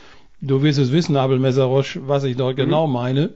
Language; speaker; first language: German; native; German